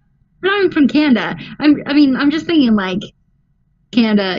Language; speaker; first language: English; native; English